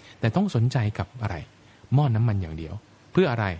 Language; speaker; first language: Thai; native; Thai